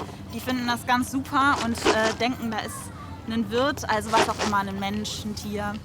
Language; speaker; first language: German; native; German